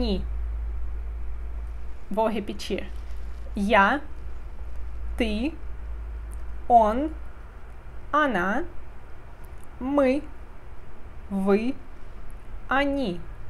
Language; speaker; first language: Russian; non-native, fluent; Portuguese